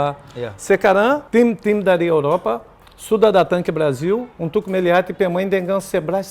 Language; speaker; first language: Indonesian; non-native, fluent; Portuguese